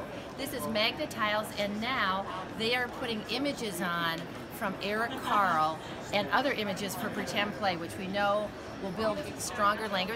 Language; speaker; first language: English; native; English